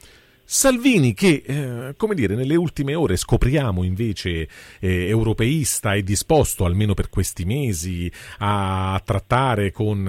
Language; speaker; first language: Italian; native; Italian